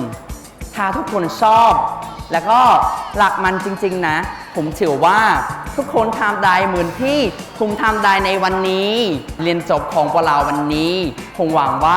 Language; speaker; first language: Thai; non-native, fluent; Khmer